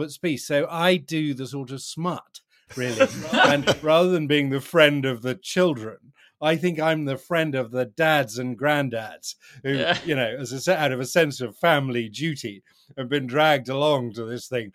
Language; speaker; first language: English; native; English